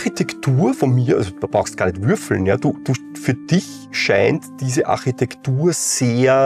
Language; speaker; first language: German; native; German